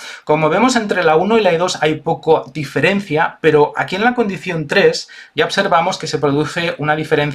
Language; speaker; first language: Spanish; native; Spanish